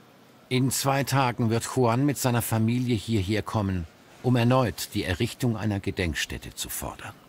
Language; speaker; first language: German; native; German